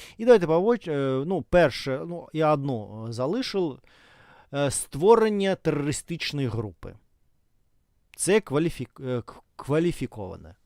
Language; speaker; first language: Ukrainian; non-native, fluent; Russian